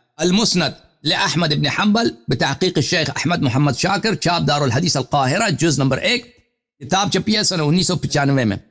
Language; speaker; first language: Urdu; non-native, fluent; Persian